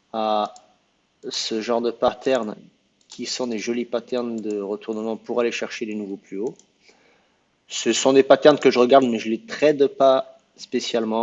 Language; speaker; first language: French; native; French